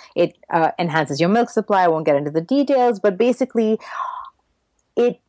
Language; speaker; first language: English; native; English